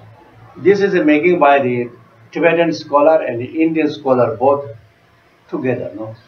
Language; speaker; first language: English; non-native, learner; Tibetan